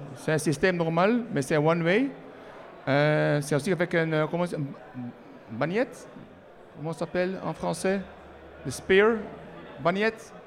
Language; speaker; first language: French; non-native, learner; Dutch